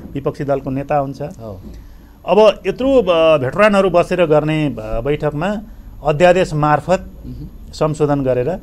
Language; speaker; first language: Nepali; native; Nepali